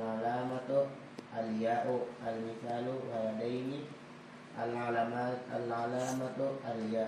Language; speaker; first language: Arabic; non-native, learner; Indonesian